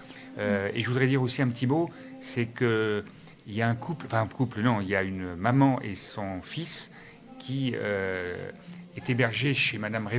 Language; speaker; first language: French; native; French